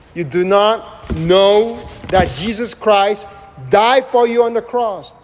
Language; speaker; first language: English; non-native, local second language; Chinese